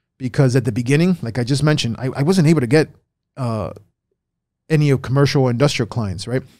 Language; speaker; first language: English; early bilingual, other home language; Spanish